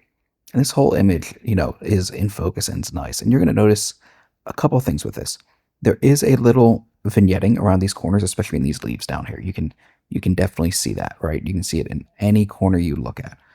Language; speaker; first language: English; native; English